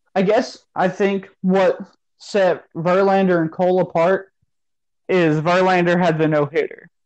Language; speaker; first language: English; native; English